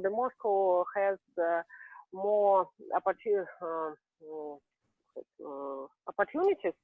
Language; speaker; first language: English; non-native, learner; Russian